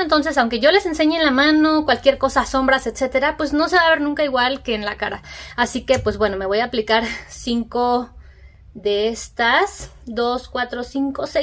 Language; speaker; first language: Spanish; native; Spanish